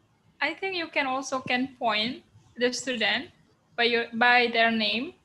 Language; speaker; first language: English; non-native, fluent; Indonesian